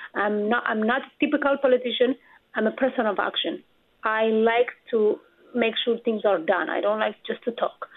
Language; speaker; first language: English; non-native, fluent; Amharic